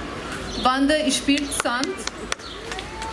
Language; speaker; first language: Portuguese; early bilingual, other home language; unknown